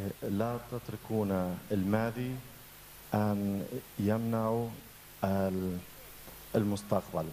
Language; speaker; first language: Arabic; non-native, fluent; Spanish